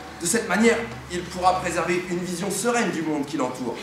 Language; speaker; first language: French; native; French